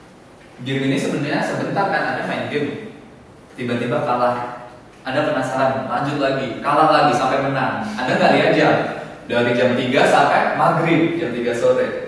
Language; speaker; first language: Indonesian; native; Indonesian